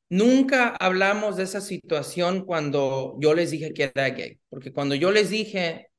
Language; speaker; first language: Spanish; early bilingual, heritage; Spanish